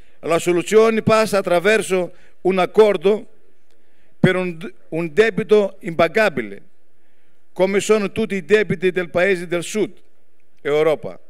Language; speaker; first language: Italian; non-native, fluent; Greek